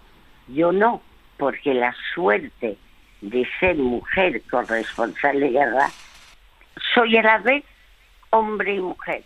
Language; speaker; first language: Spanish; early bilingual, other home language; French